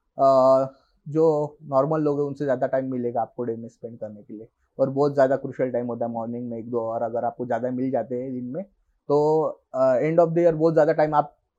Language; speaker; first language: Hindi; non-native, local second language; Marathi